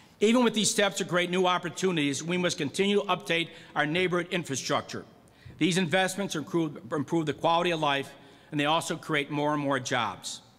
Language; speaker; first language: English; native; English